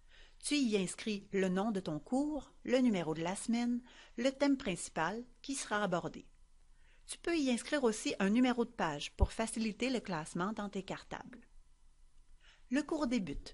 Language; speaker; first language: French; native; French